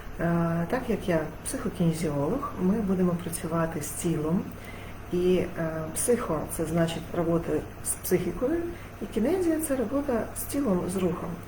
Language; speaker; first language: Ukrainian; non-native, local second language; Russian